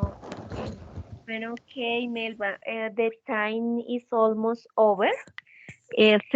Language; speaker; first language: English; non-native, learner; Spanish